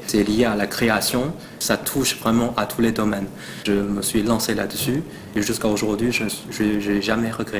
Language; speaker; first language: French; non-native, fluent; Chinese